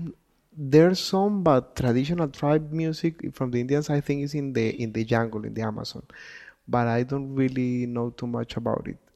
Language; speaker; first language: English; non-native, fluent; Spanish